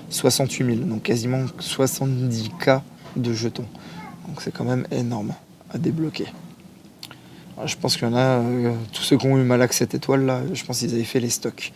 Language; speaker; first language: French; native; French